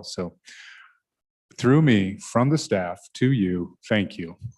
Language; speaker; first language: English; native; English